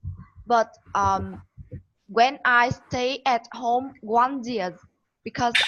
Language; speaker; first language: English; non-native, learner; Vietnamese